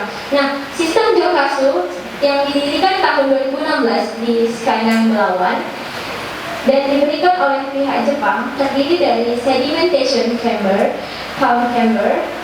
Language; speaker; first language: Indonesian; native; Indonesian